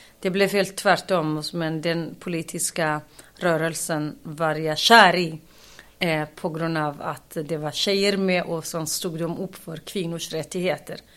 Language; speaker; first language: Swedish; non-native, fluent; Kurdish